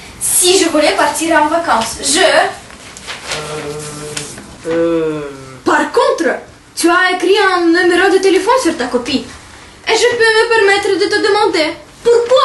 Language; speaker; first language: French; non-native, learner; Russian